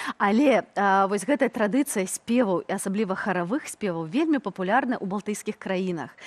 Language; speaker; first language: Belarusian; native; Belarusian